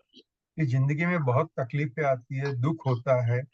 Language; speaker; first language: Hindi; non-native, local second language; Gujarati